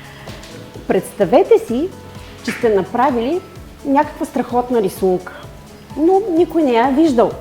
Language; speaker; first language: Bulgarian; native; Bulgarian